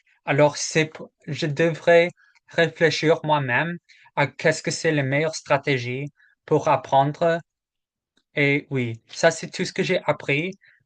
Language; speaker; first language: French; non-native, learner; English